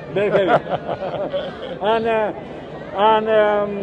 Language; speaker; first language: English; non-native, learner; Spanish